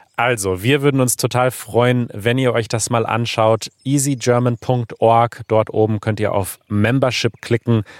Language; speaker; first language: German; native; German